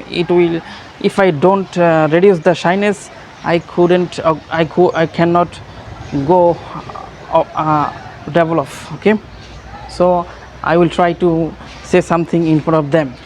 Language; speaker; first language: English; non-native, learner; Bangla